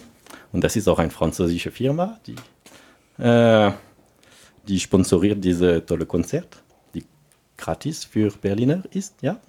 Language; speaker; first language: German; non-native, learner; French